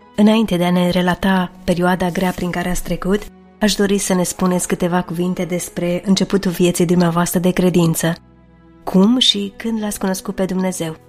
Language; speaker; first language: Romanian; native; Romanian